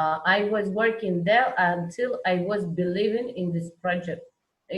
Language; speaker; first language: English; non-native, learner; Russian